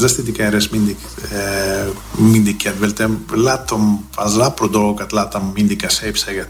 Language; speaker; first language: Hungarian; non-native, learner; Greek